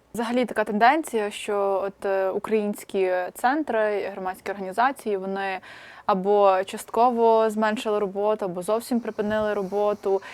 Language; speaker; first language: Ukrainian; native; Ukrainian